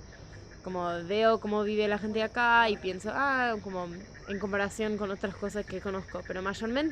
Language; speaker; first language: Spanish; non-native, fluent; English